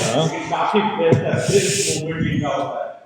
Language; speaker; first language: Hindi; native; Hindi